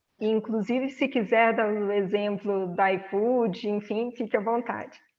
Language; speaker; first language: Portuguese; native; Portuguese